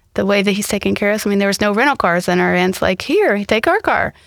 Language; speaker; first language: English; native; English